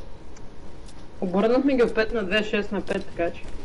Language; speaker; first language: Bulgarian; native; Bulgarian